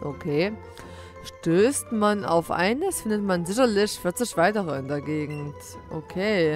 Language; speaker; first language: German; native; German